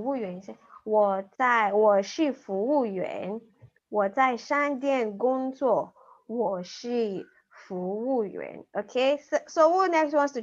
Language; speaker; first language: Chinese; non-native, fluent; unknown